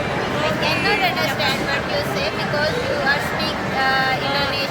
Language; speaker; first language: English; non-native, learner; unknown